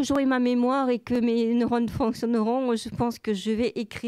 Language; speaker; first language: French; native; French